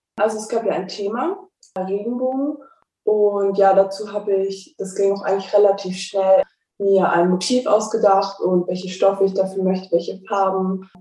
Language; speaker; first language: German; native; German